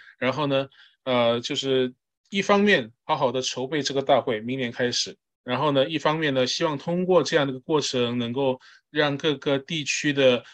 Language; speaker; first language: Chinese; early bilingual, heritage; Chinese